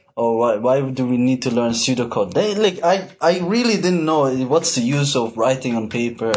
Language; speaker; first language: English; non-native, fluent; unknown